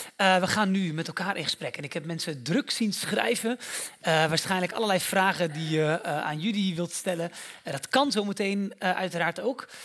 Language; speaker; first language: Dutch; native; Dutch